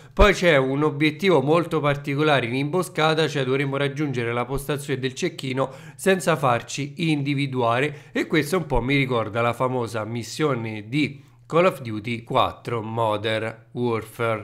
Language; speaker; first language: Italian; native; Italian